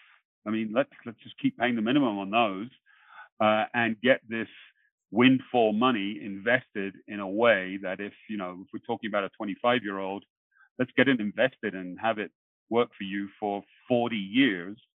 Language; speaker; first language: English; native; English